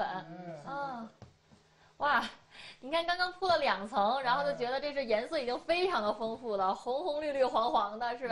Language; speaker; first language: Chinese; native; Chinese